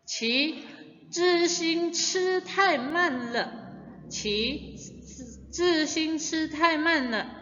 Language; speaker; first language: Chinese; non-native, fluent; Indonesian